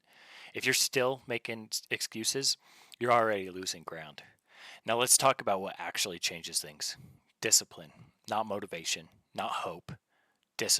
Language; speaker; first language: English; native; English